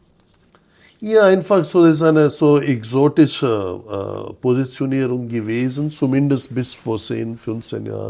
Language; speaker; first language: German; non-native, fluent; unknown